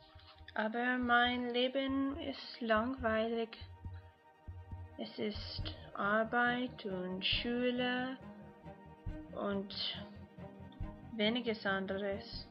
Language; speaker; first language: German; non-native, learner; English